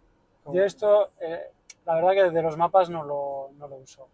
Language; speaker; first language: Spanish; native; Spanish